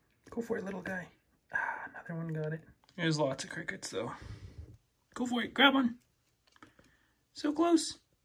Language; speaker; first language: English; native; English